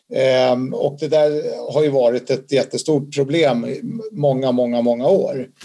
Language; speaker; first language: Swedish; native; Swedish